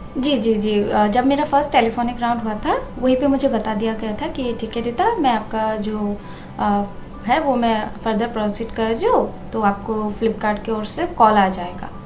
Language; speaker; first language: Hindi; non-native, local second language; Assamese